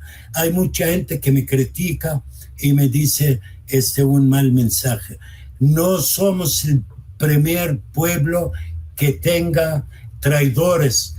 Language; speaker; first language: Spanish; non-native, fluent; Arabic